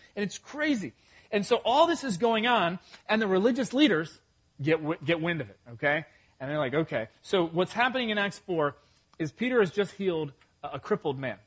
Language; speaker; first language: English; native; English